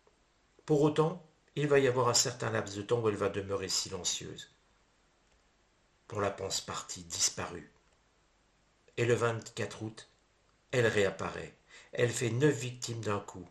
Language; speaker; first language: French; native; French